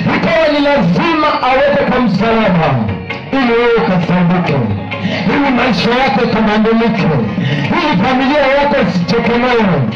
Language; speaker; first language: Swahili; non-native, local second language; Kamba